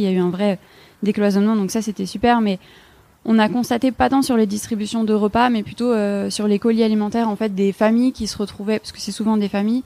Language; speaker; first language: French; native; French